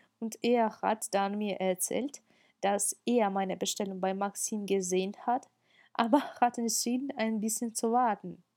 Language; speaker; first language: German; non-native, fluent; Russian